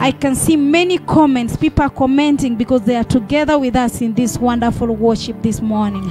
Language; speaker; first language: English; non-native, local second language; Swahili